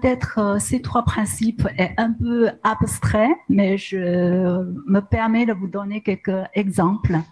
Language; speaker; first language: French; non-native, learner; Chinese